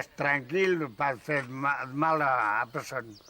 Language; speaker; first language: French; non-native, fluent; Portuguese